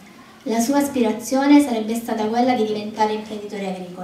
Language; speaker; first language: Italian; native; Italian